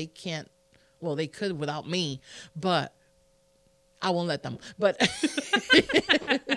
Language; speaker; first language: English; non-native, fluent; Spanish